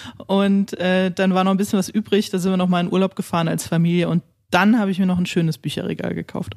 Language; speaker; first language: German; native; German